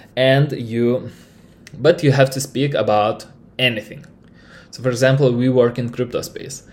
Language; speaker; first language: English; non-native, fluent; Lithuanian